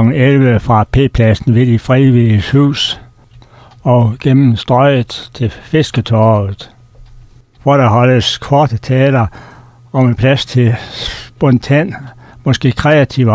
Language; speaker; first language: Danish; native; Danish